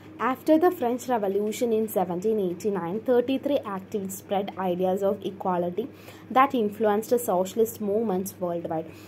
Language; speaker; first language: English; non-native, local second language; Malayalam